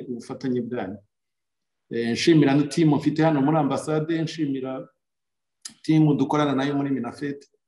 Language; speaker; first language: Kinyarwanda; native; Kinyarwanda